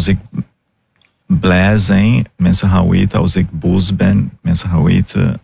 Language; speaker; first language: Dutch; early bilingual, heritage; Portuguese